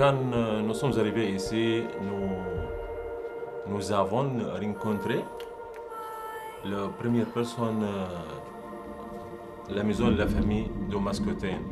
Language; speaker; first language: French; non-native, learner; Arabic